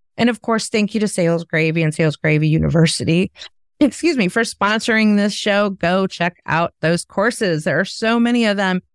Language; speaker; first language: English; native; English